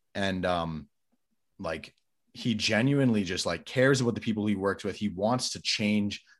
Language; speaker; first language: English; native; English